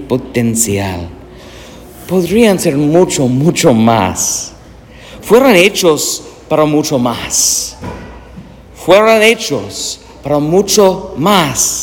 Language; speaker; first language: Spanish; non-native, learner; English